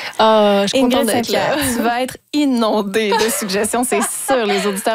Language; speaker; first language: French; native; French